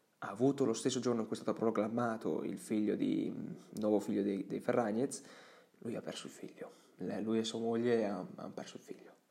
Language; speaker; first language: Italian; early bilingual, other home language; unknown